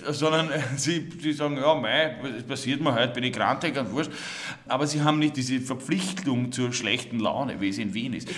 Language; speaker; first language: German; native; German